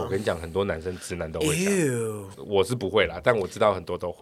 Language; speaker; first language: Chinese; native; Chinese